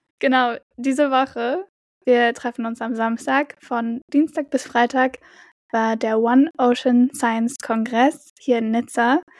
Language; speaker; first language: German; native; German